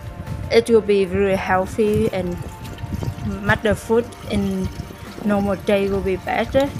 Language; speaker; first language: English; non-native, learner; Vietnamese